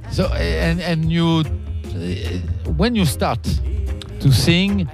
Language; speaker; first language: English; non-native, learner; French